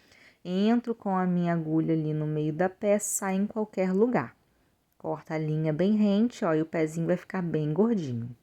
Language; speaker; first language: Portuguese; native; Portuguese